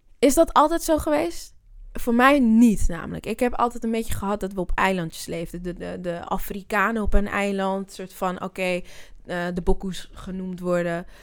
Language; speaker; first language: Dutch; native; Dutch